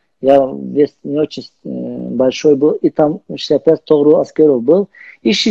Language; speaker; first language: Russian; non-native, learner; Azerbaijani